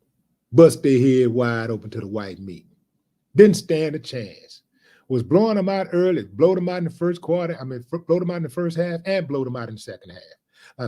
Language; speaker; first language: English; native; English